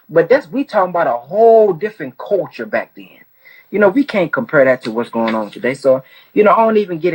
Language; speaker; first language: English; native; English